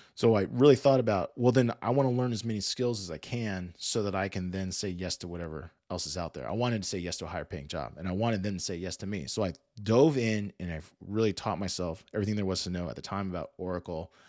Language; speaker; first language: English; native; English